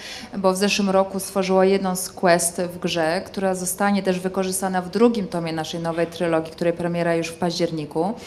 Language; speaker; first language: Polish; native; Polish